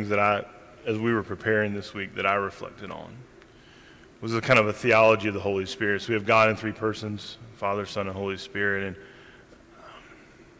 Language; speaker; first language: English; native; English